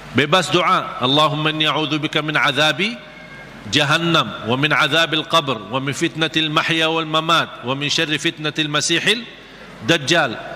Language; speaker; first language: Malay; non-native, fluent; Arabic